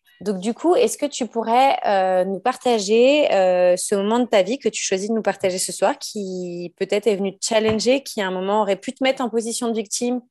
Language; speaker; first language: French; native; French